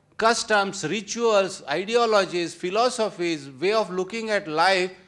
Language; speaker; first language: English; non-native, local second language; Marathi